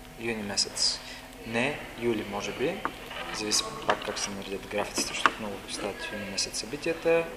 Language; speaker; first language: Bulgarian; native; Bulgarian